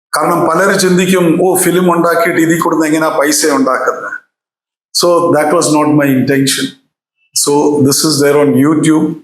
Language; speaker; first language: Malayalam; early bilingual, heritage; Malayalam